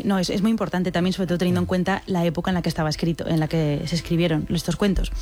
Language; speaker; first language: Spanish; native; Spanish